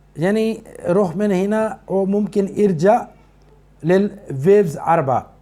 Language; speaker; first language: Arabic; non-native, learner; Urdu